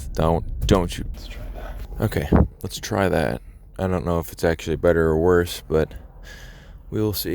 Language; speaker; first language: English; native; English